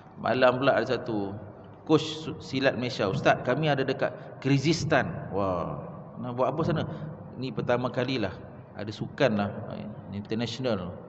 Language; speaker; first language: Malay; native; Malay